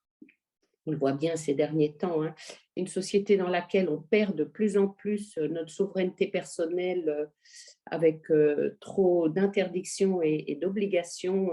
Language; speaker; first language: French; native; French